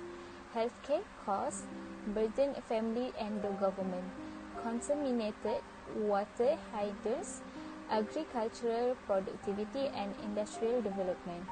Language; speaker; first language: English; non-native, local second language; Malay